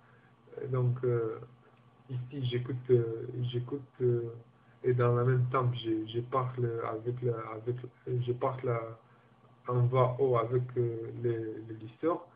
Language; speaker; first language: French; non-native, learner; Romanian